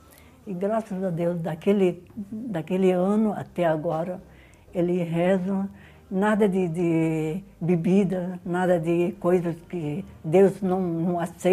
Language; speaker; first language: Portuguese; non-native, learner; Arabic